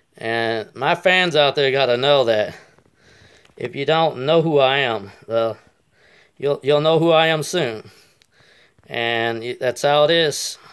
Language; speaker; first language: English; native; English